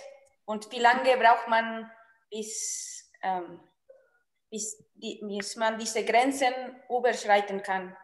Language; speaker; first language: German; non-native, fluent; Spanish